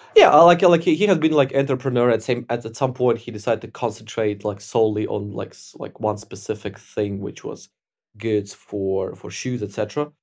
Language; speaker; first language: English; non-native, fluent; Ukrainian